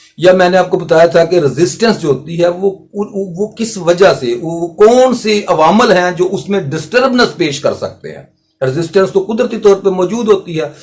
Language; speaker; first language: Urdu; non-native, local second language; Punjabi